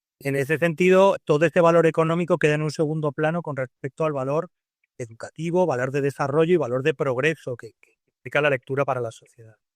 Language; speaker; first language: Spanish; native; Spanish